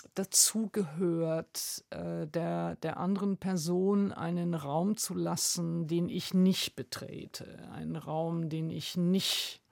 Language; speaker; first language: German; native; German